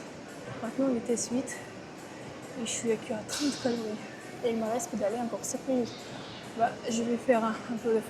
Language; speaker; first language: French; non-native, fluent; Russian